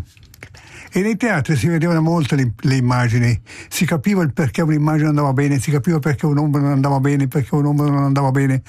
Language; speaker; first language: Italian; native; Italian